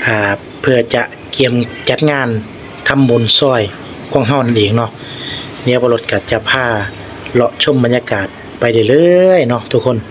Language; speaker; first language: Thai; non-native, local second language; Lao